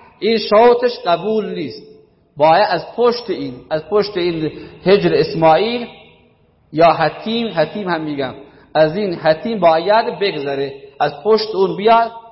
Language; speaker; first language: Persian; non-native, local second language; Baluchi